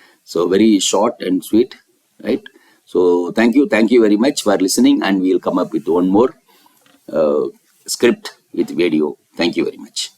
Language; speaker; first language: English; non-native, local second language; Tamil